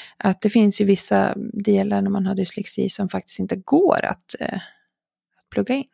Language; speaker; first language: Swedish; native; Swedish